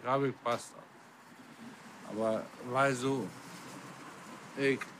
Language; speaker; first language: German; non-native, learner; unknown